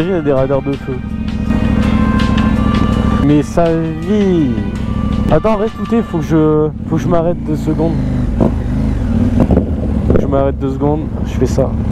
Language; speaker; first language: French; native; French